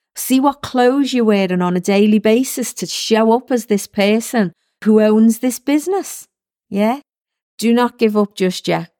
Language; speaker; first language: English; native; English